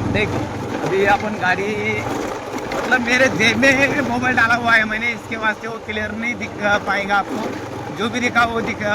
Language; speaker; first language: Hindi; non-native, local second language; Marathi